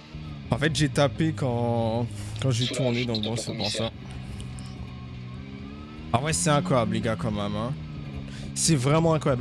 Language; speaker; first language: French; native; French